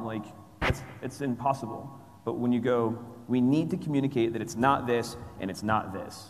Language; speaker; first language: English; native; English